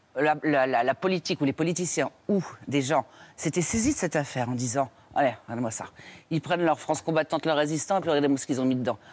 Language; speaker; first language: French; native; French